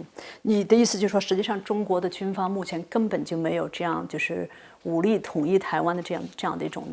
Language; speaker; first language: Chinese; native; Chinese